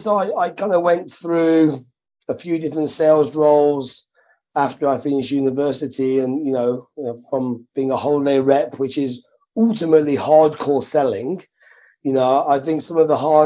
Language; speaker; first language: English; native; English